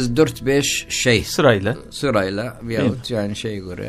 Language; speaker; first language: Turkish; non-native, learner; Arabic